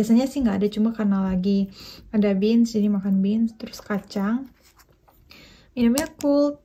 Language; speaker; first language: Indonesian; native; Indonesian